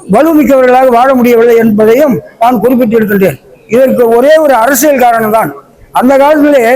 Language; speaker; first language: Tamil; early bilingual, heritage; Tamil